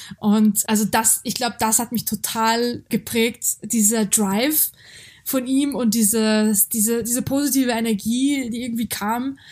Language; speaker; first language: German; early bilingual, other home language; Georgian